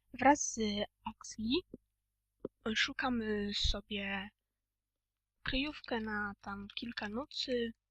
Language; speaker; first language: Polish; native; Polish